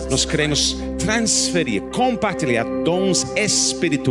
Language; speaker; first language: Portuguese; non-native, learner; English